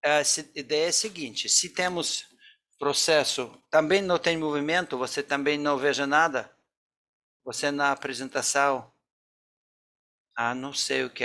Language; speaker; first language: Portuguese; non-native, fluent; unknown